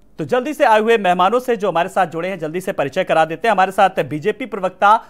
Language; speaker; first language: Hindi; native; Hindi